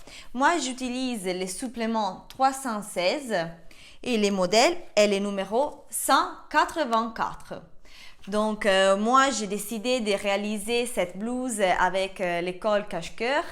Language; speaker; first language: French; non-native, fluent; Italian